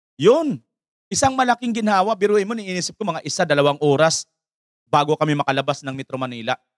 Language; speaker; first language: Filipino; native; Filipino